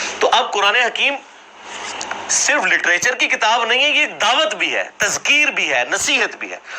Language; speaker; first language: Urdu; non-native, local second language; Punjabi